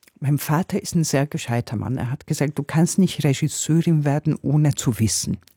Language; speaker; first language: German; non-native, fluent; Hungarian